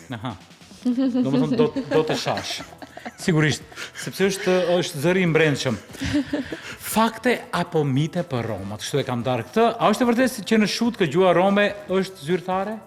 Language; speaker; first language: Albanian; native; Albanian